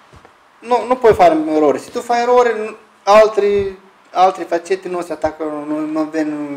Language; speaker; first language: Italian; non-native, learner; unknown